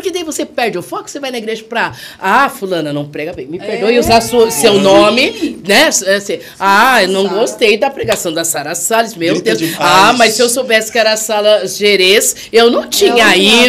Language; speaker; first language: Portuguese; native; Portuguese